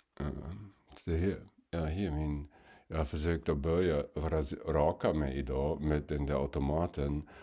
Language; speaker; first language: Swedish; non-native, fluent; German